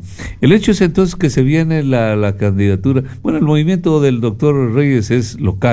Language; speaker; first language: Spanish; native; Spanish